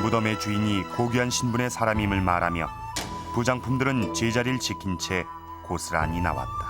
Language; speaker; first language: Korean; native; Korean